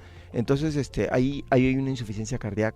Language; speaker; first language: Spanish; native; Spanish